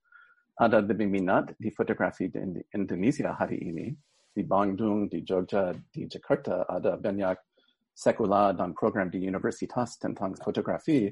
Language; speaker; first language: Indonesian; non-native, learner; English